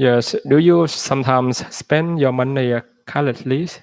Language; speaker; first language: English; non-native, learner; Vietnamese